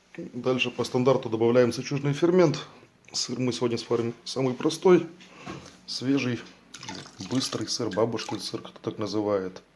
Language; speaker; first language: Russian; native; Russian